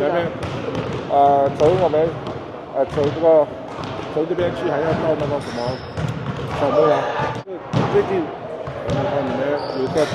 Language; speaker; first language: Chinese; early bilingual, heritage; Chinese